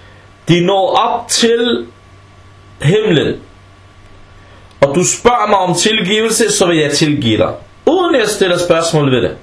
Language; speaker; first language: Danish; early bilingual, other home language; Arabic